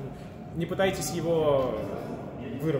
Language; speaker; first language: Russian; native; Russian